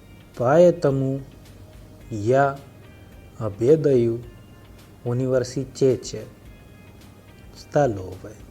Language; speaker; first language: Russian; non-native, fluent; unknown